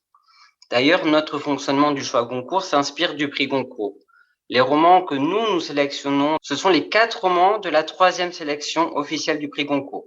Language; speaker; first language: French; native; French